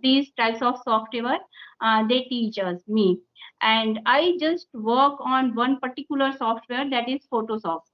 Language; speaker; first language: English; non-native, local second language; Hindi